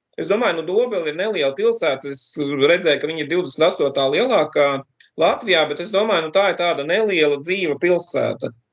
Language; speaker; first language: Latvian; native; Latvian